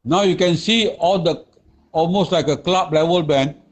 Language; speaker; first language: English; non-native, local second language; Malay